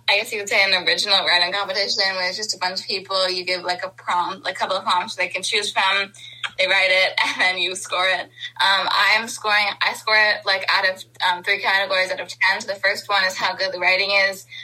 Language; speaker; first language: English; native; English